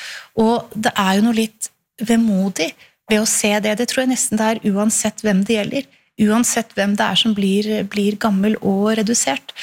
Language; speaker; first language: Norwegian; native; Norwegian